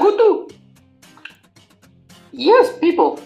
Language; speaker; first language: English; non-native, learner; Kazakh